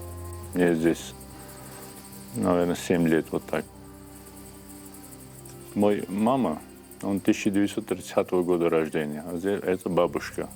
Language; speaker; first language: Russian; non-native, local second language; Armenian